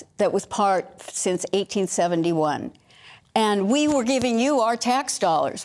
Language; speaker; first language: English; native; English